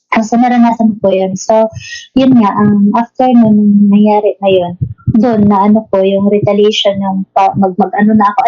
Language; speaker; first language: Filipino; non-native, local second language; Cebuano